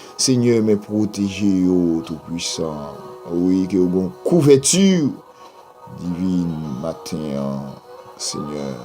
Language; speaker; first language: French; non-native, local second language; Haitian Creole